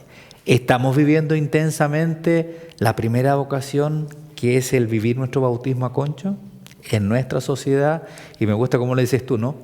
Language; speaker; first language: Spanish; native; Spanish